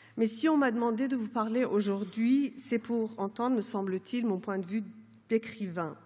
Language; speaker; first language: French; non-native, fluent; Persian